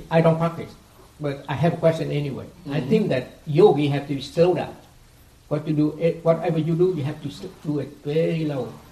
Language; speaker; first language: English; non-native, fluent; Vietnamese